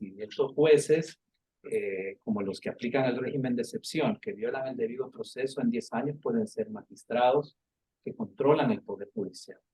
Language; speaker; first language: Spanish; native; Spanish